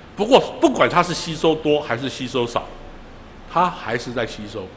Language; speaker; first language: Chinese; native; Chinese